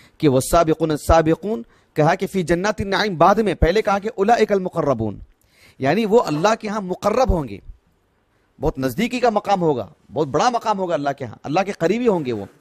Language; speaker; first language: Urdu; native; Urdu